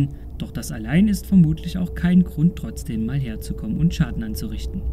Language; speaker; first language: German; native; German